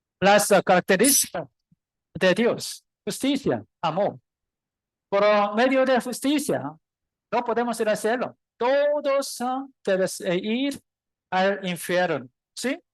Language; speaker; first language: Spanish; non-native, learner; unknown